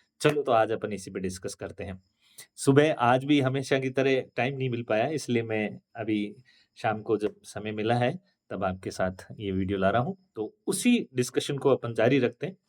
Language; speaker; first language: Hindi; native; Hindi